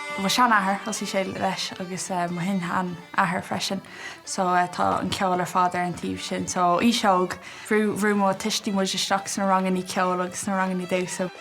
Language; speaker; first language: Irish; non-native, local second language; English